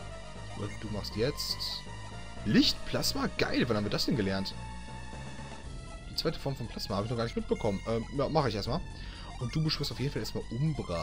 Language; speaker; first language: German; native; German